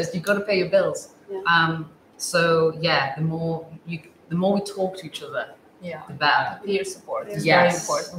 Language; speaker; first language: English; native; English